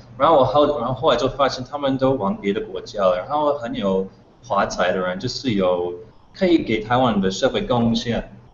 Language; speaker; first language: Chinese; non-native, fluent; English